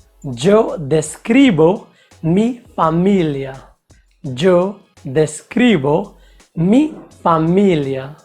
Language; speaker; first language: Spanish; non-native, fluent; Hindi